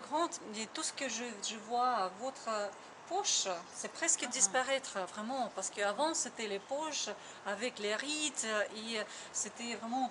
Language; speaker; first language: French; non-native, learner; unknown